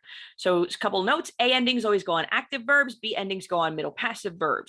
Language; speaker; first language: English; native; English